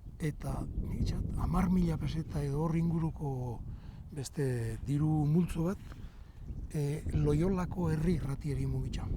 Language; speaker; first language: Basque; native; Basque